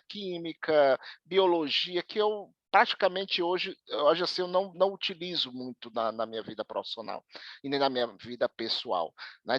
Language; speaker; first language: Portuguese; native; Portuguese